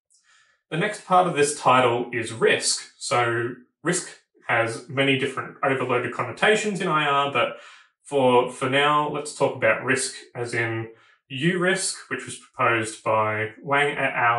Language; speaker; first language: English; native; English